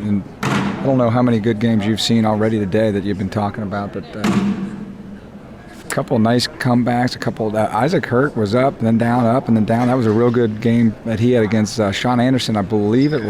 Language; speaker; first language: English; native; English